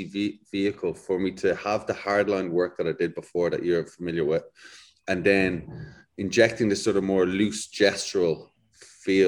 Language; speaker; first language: English; native; English